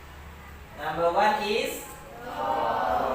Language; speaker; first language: English; non-native, learner; Indonesian